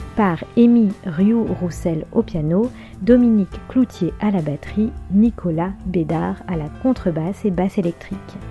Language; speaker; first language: French; native; French